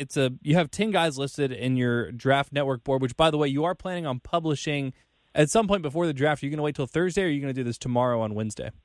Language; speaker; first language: English; native; English